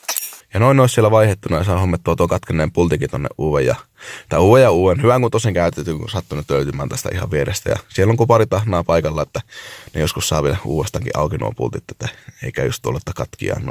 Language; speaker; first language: Finnish; native; Finnish